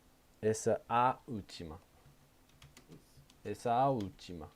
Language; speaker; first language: Portuguese; non-native, learner; English